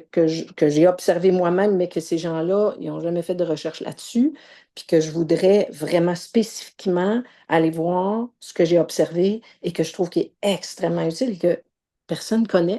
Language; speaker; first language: French; native; French